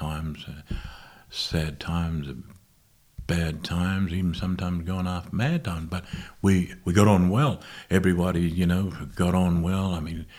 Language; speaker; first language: English; native; English